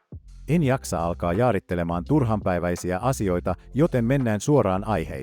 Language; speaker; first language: Finnish; native; Finnish